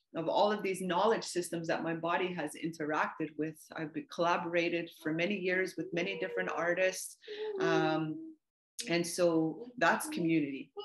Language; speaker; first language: English; native; English